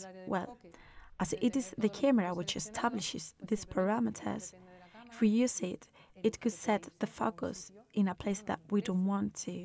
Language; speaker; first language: English; non-native, fluent; Spanish